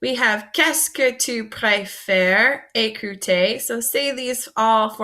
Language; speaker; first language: French; non-native, fluent; English